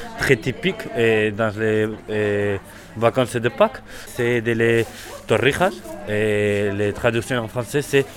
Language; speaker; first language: French; non-native, learner; Spanish